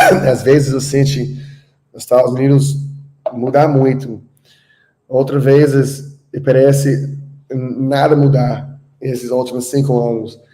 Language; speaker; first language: Portuguese; non-native, learner; English